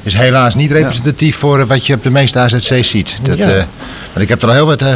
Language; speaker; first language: Dutch; native; Dutch